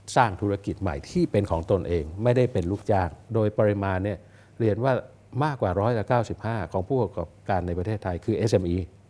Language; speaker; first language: Thai; native; Thai